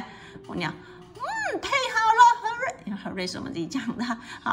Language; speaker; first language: Chinese; native; Chinese